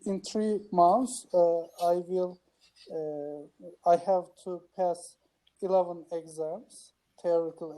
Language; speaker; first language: English; non-native, learner; Turkish